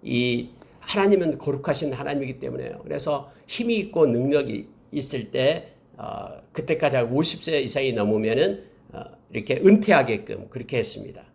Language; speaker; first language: Korean; native; Korean